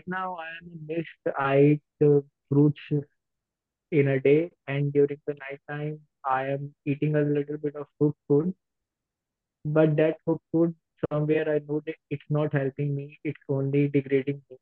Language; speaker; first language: English; non-native, local second language; Hindi